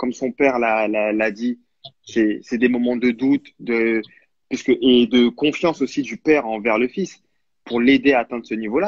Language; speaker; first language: French; native; French